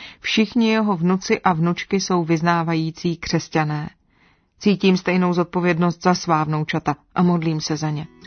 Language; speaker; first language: Czech; native; Czech